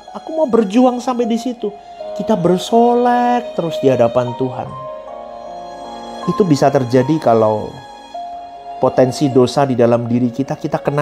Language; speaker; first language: Indonesian; native; Indonesian